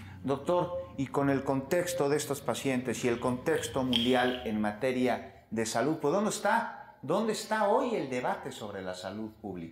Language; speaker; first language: Spanish; native; Spanish